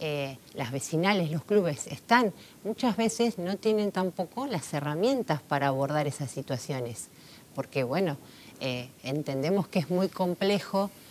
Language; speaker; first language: Spanish; native; Spanish